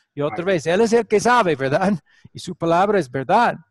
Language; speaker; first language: Spanish; non-native, fluent; English